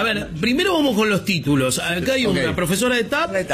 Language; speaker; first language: Spanish; native; Spanish